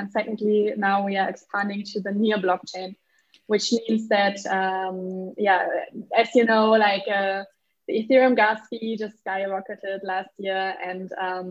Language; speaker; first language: English; non-native, fluent; German